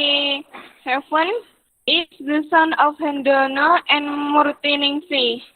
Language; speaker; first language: English; non-native, learner; Indonesian